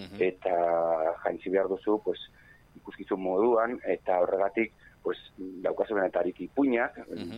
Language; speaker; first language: Basque; non-native, local second language; Spanish